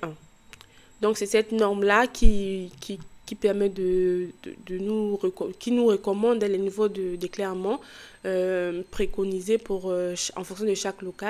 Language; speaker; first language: French; native; French